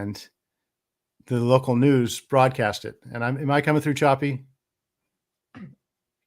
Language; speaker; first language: English; native; English